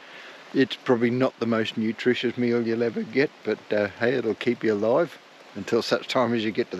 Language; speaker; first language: English; native; English